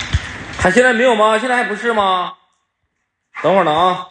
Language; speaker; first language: Chinese; native; Chinese